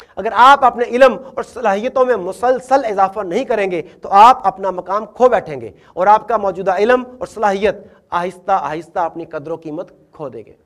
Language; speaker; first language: Urdu; native; Urdu